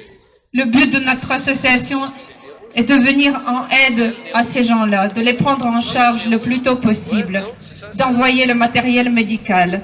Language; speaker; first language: French; non-native, fluent; Ukrainian